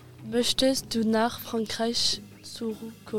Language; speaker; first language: German; non-native, learner; French